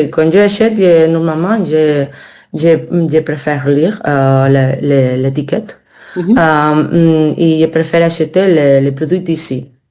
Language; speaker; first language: French; non-native, learner; Spanish